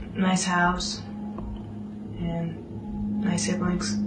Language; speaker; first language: English; early bilingual, other home language; Spanish